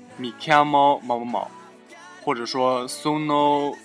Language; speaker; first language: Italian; non-native, fluent; Chinese